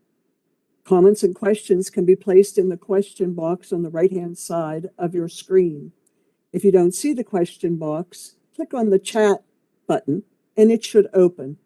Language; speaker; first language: English; native; English